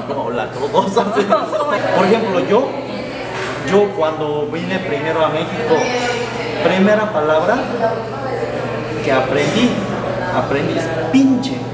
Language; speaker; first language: Spanish; non-native, fluent; Korean